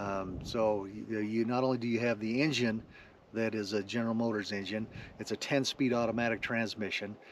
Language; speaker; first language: English; native; English